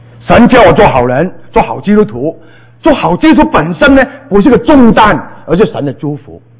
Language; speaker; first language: Chinese; non-native, local second language; Cantonese